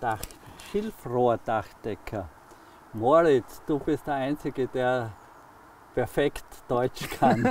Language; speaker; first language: German; native; German